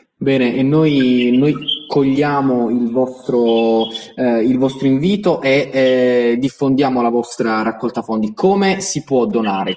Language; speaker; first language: Italian; native; Italian